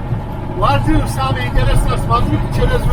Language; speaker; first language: Russian; non-native, learner; Georgian